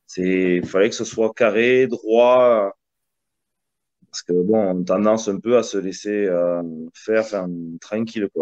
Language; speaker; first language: French; early bilingual, other home language; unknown